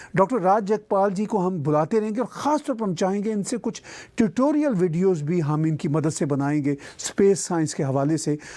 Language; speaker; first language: Urdu; non-native, local second language; Punjabi